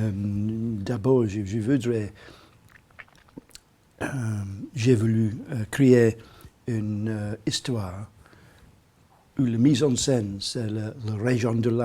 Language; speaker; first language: French; non-native, learner; English